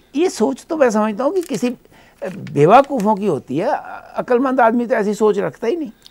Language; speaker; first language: Hindi; native; Hindi